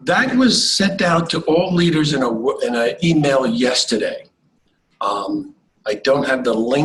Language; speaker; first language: English; native; English